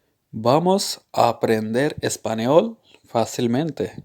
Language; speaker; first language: Spanish; non-native, fluent; Urdu